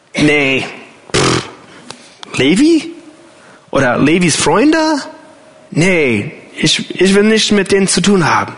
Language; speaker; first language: German; non-native, fluent; English